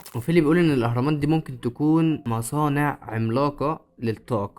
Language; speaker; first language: Arabic; native; Arabic